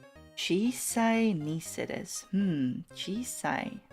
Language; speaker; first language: Japanese; non-native, learner; English